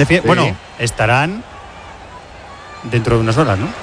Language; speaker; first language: Spanish; native; Spanish